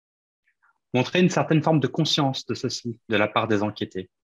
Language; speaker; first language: French; native; French